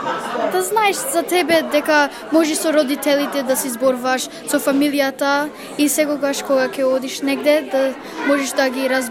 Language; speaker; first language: Macedonian; early bilingual, heritage; Macedonian